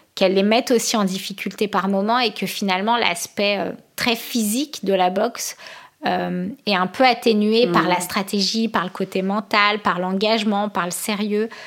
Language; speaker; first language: French; native; French